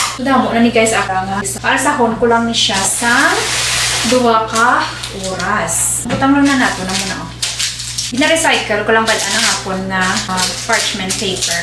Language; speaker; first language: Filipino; non-native, local second language; Hiligaynon